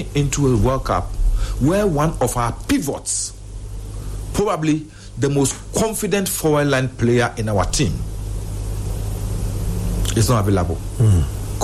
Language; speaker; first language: English; non-native, local second language; Ga